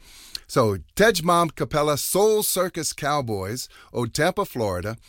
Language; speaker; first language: Czech; non-native, learner; English